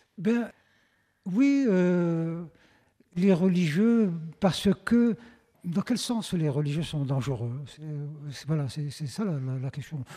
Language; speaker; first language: French; non-native, local second language; Arabic